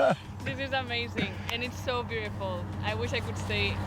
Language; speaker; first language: English; non-native, fluent; Romanian